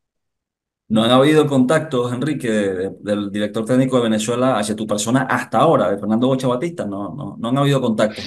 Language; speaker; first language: Spanish; native; Spanish